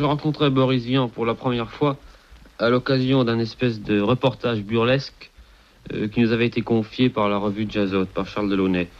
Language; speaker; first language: French; native; French